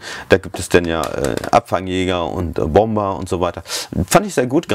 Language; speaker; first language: German; native; German